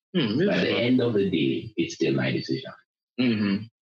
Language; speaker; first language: English; non-native, local second language; Jamaican Creole English